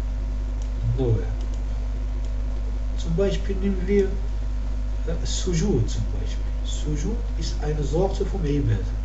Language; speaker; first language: German; non-native, learner; Arabic